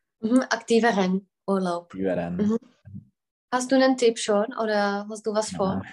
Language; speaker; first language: German; non-native, fluent; Czech